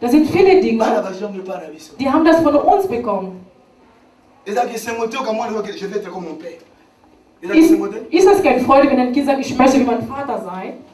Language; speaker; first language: German; non-native, learner; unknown